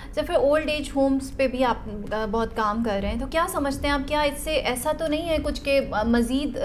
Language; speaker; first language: Urdu; native; Urdu